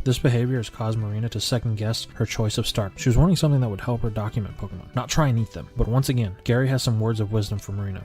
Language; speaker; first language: English; native; English